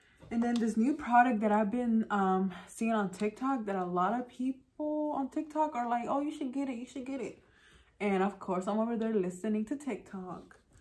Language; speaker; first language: English; early bilingual, other home language; Spanish